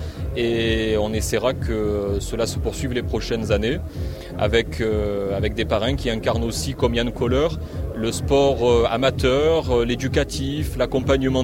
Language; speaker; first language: French; native; French